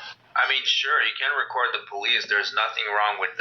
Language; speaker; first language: English; native; English